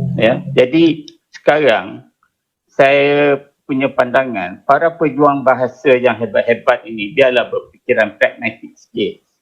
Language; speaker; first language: Malay; native; Malay